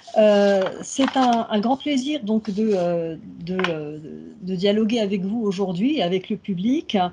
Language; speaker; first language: French; native; French